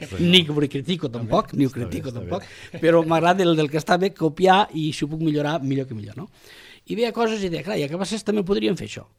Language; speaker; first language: Catalan; non-native, local second language; Spanish